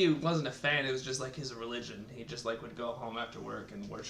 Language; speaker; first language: English; native; English